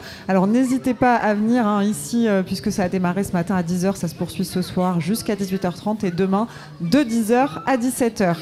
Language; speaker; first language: French; native; French